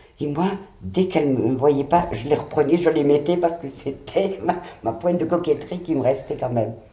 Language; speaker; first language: French; early bilingual, other home language; Catalan